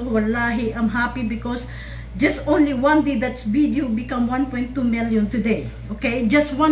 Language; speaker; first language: English; non-native, local second language; Filipino